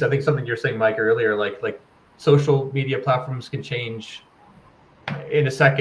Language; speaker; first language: English; native; English